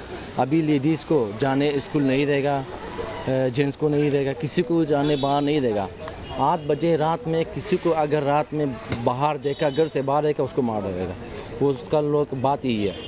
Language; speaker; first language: Hindi; non-native, learner; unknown